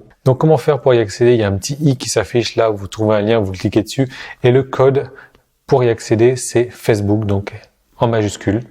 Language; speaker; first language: French; native; French